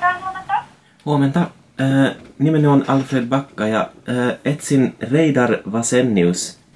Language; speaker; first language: Finnish; non-native, learner; Swedish